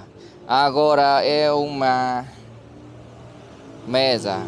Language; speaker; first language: Portuguese; non-native, learner; Vietnamese